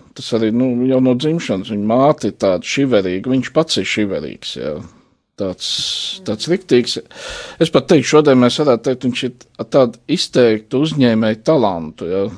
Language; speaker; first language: Latvian; native; Latvian